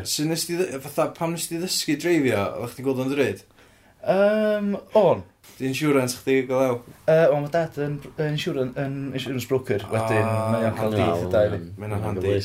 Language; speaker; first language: Welsh; native; Welsh